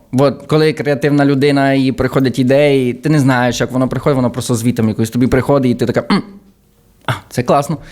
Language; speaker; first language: Ukrainian; early bilingual, heritage; Ukrainian